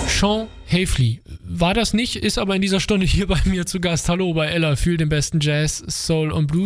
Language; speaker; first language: German; native; German